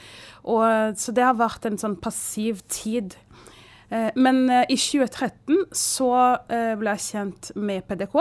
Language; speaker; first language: Swedish; non-native, fluent; Kinyarwanda